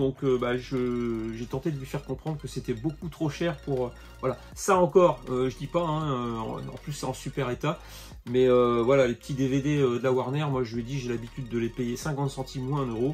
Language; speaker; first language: French; native; French